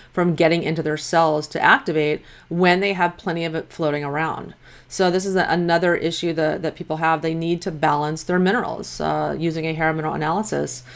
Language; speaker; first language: English; native; English